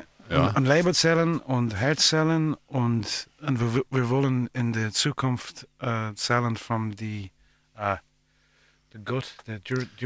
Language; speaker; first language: German; non-native, learner; English